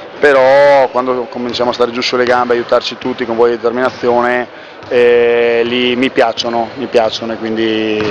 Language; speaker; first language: Italian; native; Italian